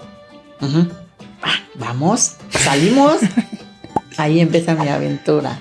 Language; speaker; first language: Spanish; non-native, learner; Thai